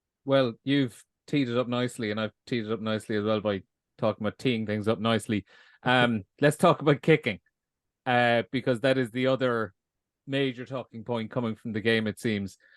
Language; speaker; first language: English; native; English